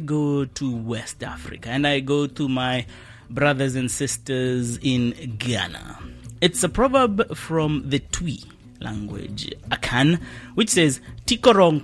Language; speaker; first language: English; non-native, local second language; Kikuyu